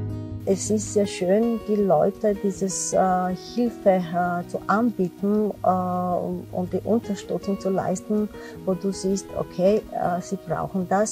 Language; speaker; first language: German; non-native, fluent; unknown